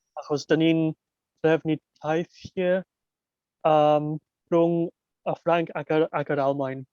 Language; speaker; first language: Welsh; non-native, local second language; English